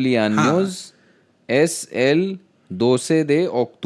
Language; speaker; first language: Spanish; non-native, learner; Hindi